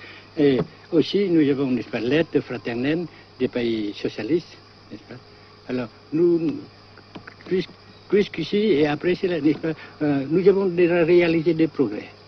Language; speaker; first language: French; non-native, local second language; Vietnamese